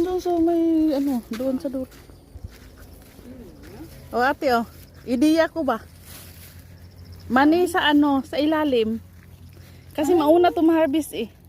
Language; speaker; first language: Filipino; non-native, local second language; Cebuano